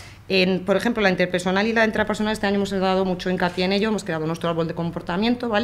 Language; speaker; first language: Spanish; native; Spanish